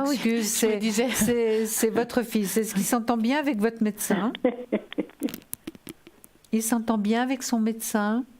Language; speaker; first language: French; native; French